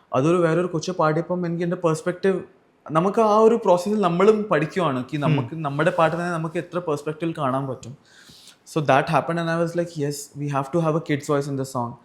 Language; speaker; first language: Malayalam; early bilingual, heritage; Malayalam